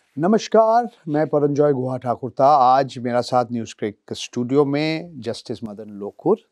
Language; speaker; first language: Hindi; non-native, local second language; Bangla